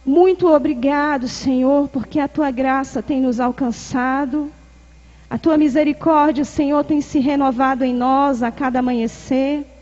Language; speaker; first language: Portuguese; native; Portuguese